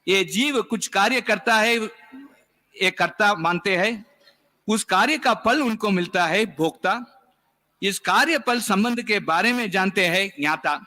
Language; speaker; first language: Hindi; non-native, local second language; Tamil